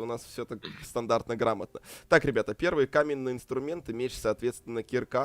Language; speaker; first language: Russian; native; Russian